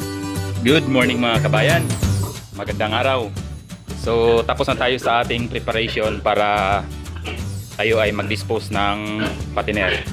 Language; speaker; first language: Filipino; native; Filipino